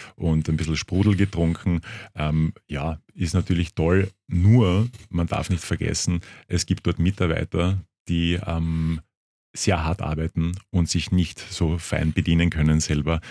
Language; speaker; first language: German; native; German